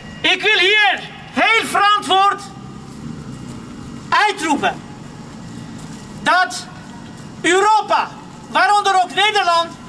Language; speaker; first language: Dutch; non-native, fluent; Armenian